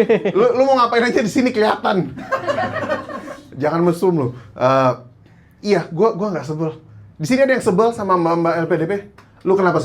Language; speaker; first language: Indonesian; native; Indonesian